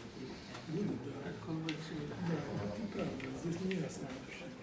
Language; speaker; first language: Russian; non-native, learner; Serbian